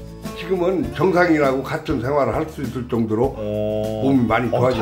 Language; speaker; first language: Korean; native; Korean